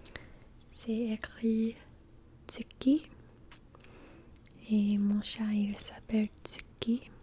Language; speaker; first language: French; non-native, learner; English